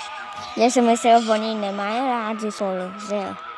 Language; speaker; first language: Czech; non-native, learner; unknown